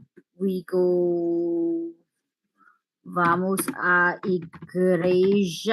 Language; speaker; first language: Portuguese; non-native, fluent; English